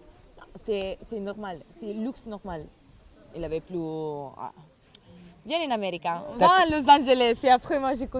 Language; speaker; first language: French; non-native, learner; Italian